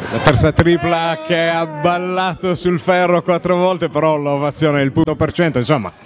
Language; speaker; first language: Italian; native; Italian